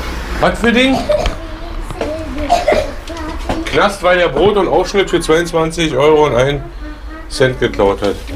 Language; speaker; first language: German; native; German